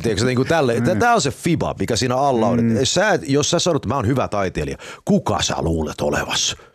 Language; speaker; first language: Finnish; early bilingual, heritage; Finnish